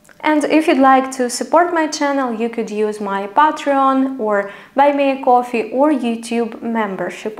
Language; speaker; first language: English; non-native, fluent; Ukrainian